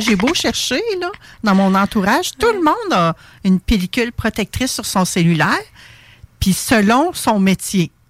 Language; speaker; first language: French; native; French